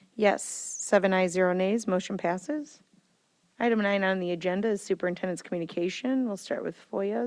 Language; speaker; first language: English; native; English